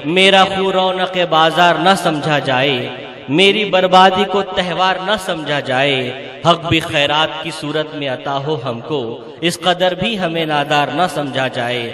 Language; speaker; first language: Urdu; native; Urdu